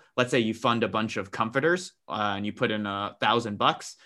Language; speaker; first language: English; native; English